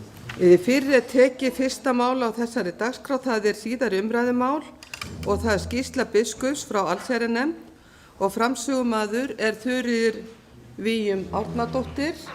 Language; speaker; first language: Icelandic; native; Icelandic